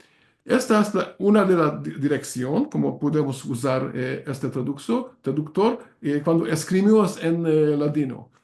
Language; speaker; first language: Spanish; non-native, learner; Hungarian